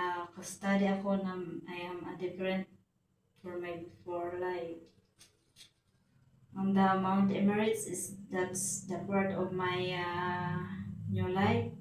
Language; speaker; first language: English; non-native, local second language; Filipino